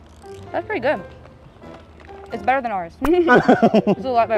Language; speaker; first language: English; native; English